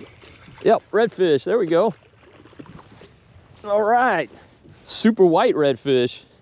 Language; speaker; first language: English; native; English